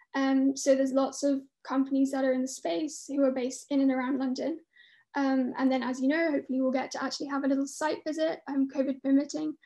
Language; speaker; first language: English; native; English